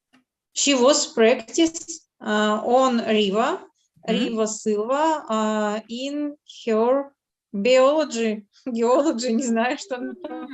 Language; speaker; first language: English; non-native, learner; Russian